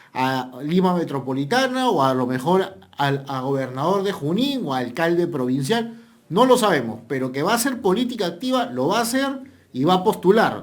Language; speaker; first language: Spanish; native; Spanish